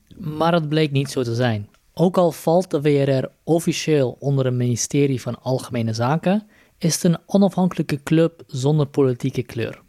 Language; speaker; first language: Dutch; native; Dutch